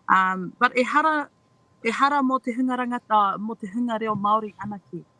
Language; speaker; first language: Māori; non-native, local second language; English